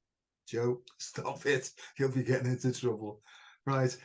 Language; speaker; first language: English; native; English